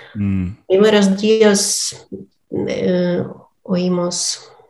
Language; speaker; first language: Spanish; non-native, fluent; Russian